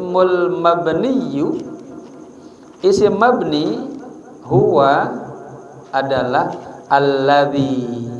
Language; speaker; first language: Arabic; non-native, fluent; Indonesian